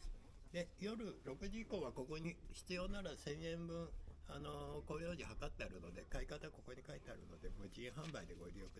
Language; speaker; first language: Japanese; native; Japanese